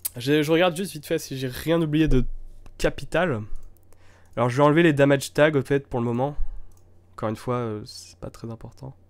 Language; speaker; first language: French; native; French